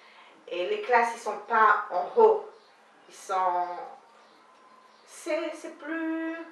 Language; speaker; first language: French; non-native, learner; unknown